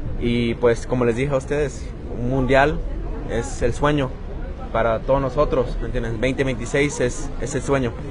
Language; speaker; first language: Spanish; early bilingual, heritage; Spanish